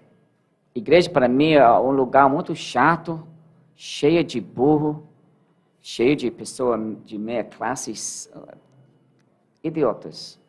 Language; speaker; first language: Portuguese; non-native, learner; English